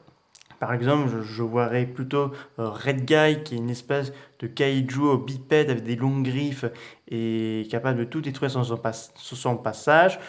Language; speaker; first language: French; native; French